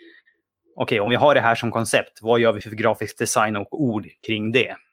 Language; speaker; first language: Swedish; native; Swedish